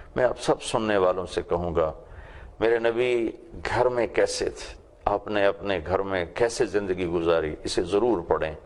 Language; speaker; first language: Urdu; non-native, local second language; Punjabi